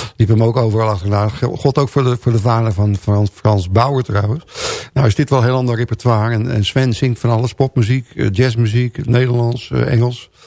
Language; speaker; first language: Dutch; native; Dutch